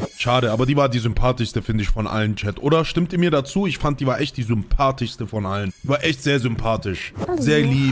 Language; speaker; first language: German; native; German